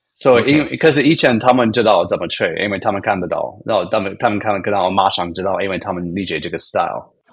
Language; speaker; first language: Chinese; non-native, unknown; English